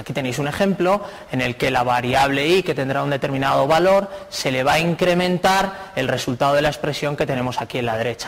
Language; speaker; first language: Spanish; native; Spanish